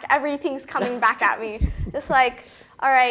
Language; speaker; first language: English; early bilingual, other home language; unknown